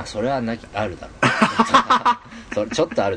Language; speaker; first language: Japanese; native; Japanese